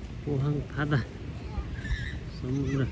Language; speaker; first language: Korean; non-native, learner; Nepali